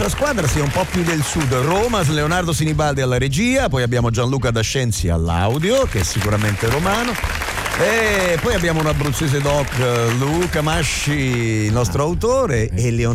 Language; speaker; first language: Italian; native; Italian